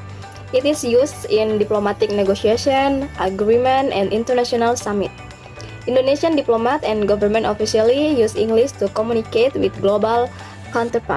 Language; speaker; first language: English; non-native, learner; Indonesian